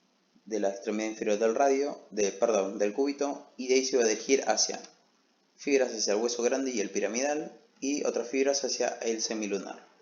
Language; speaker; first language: Spanish; native; Spanish